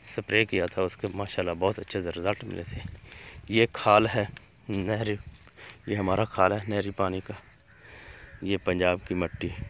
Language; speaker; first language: Urdu; non-native, local second language; Punjabi